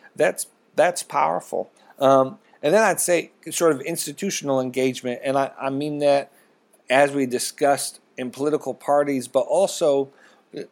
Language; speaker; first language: English; native; English